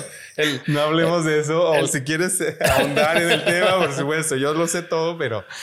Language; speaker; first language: Spanish; native; Spanish